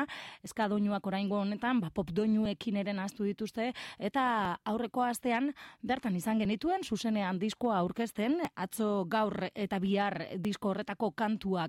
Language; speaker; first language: Basque; native; Basque